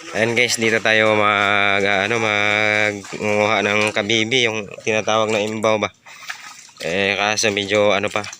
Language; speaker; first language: Filipino; non-native, local second language; Masbatenyo